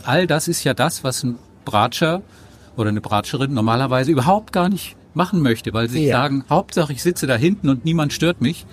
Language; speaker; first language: German; native; German